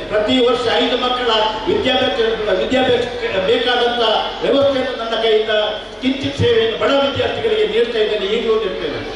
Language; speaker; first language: Kannada; non-native, local second language; Tulu